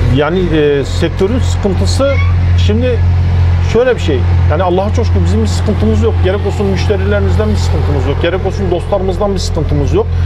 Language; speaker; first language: Turkish; native; Turkish